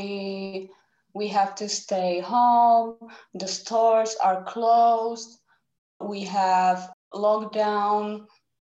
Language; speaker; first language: English; non-native, learner; Czech